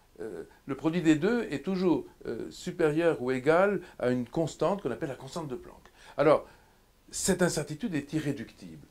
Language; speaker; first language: French; native; French